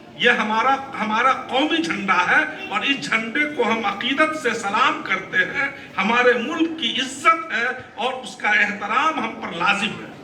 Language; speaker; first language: Urdu; native; Urdu